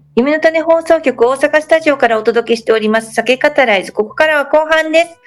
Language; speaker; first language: Japanese; native; Japanese